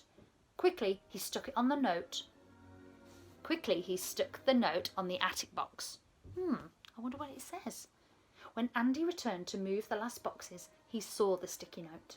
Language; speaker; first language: English; native; English